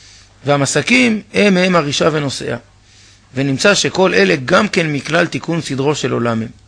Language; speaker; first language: Hebrew; native; Hebrew